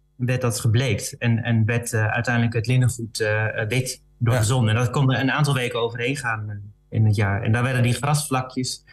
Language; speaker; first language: Dutch; native; Dutch